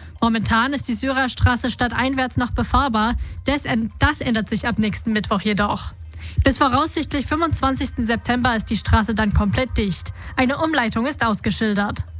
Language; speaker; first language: German; native; German